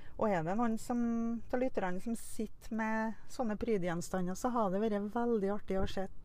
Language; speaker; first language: Norwegian; native; Norwegian